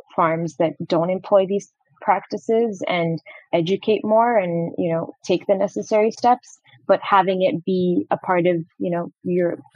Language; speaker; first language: English; non-native, fluent; Arabic